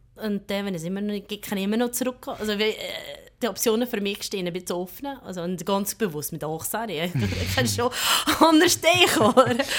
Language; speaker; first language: German; non-native, fluent; English